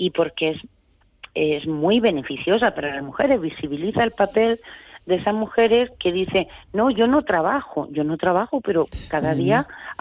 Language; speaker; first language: Spanish; native; Spanish